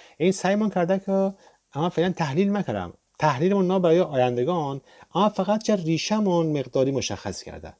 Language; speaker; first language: Persian; non-native, local second language; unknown